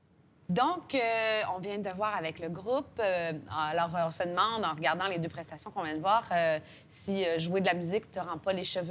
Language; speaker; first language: French; native; French